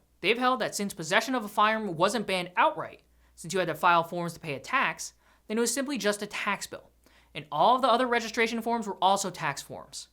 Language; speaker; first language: English; native; English